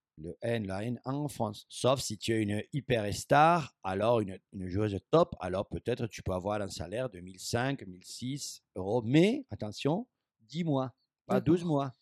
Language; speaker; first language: French; non-native, fluent; Spanish